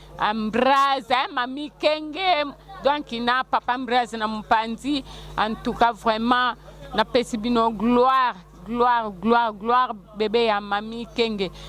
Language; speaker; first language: Lingala; non-native, local second language; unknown